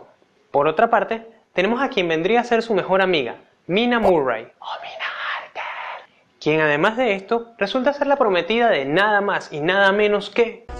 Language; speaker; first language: Spanish; native; Spanish